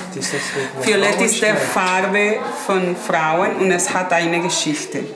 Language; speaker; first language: German; non-native, learner; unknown